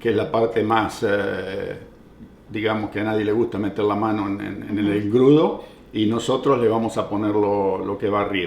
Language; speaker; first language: Spanish; native; Spanish